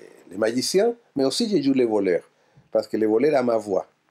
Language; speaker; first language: French; non-native, fluent; Spanish